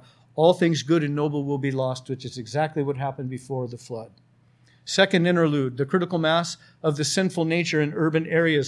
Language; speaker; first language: English; native; English